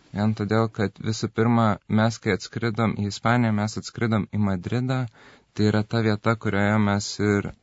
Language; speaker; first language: Lithuanian; native; Lithuanian